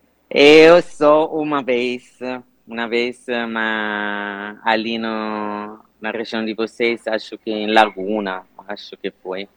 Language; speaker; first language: Portuguese; non-native, fluent; Italian